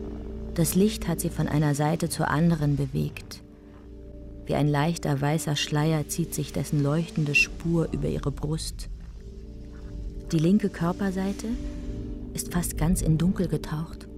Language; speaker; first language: German; native; German